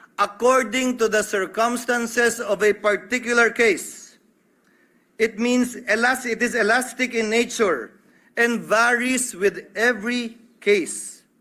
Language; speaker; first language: English; non-native, local second language; Filipino